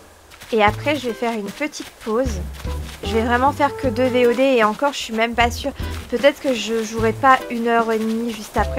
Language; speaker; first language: French; native; French